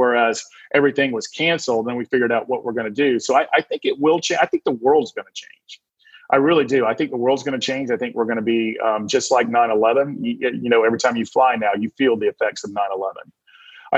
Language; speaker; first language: English; native; English